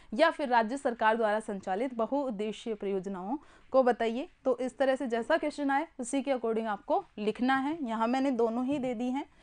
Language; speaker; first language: Hindi; native; Hindi